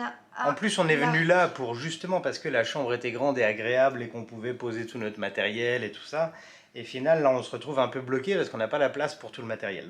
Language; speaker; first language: French; native; French